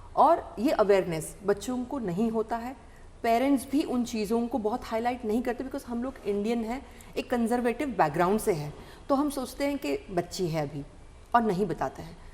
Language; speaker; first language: Hindi; non-native, local second language; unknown